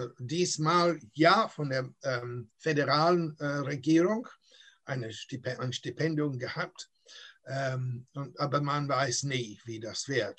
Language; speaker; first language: German; non-native, fluent; English